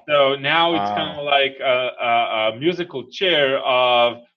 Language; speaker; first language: English; non-native, fluent; Hebrew